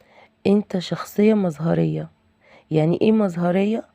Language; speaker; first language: Arabic; native; Arabic